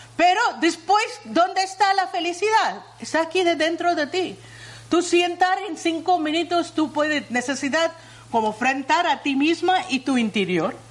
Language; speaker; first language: Spanish; non-native, learner; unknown